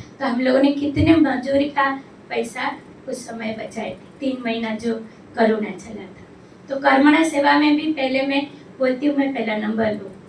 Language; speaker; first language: Hindi; non-native, local second language; Odia